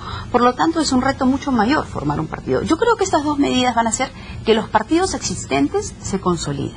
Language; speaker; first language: Spanish; native; Spanish